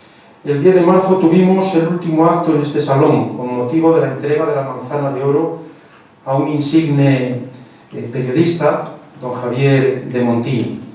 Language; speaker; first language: Spanish; native; Spanish